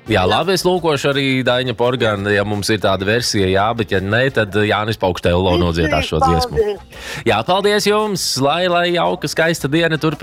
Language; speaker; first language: Latvian; native; Latvian